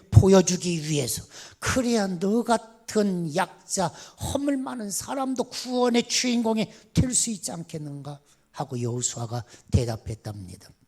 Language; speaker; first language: Korean; native; Korean